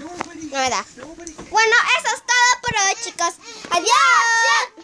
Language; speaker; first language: Spanish; early bilingual, heritage; Spanish